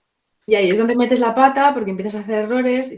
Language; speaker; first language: Spanish; native; Spanish